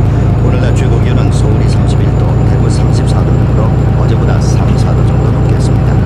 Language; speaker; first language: Korean; native; Korean